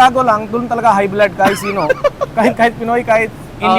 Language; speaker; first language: Filipino; non-native, learner; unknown